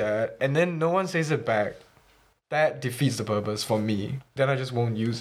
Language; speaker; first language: English; early bilingual, other home language; Chinese